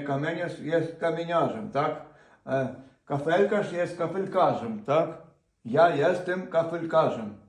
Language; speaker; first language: Polish; non-native, fluent; Ukrainian